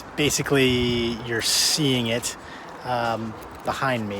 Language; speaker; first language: English; native; English